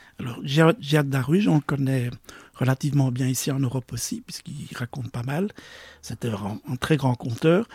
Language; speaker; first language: French; native; French